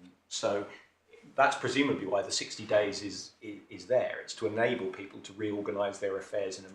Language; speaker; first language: English; native; English